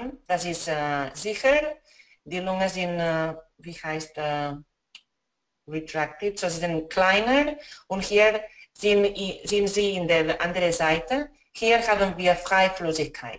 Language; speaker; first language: German; non-native, fluent; Spanish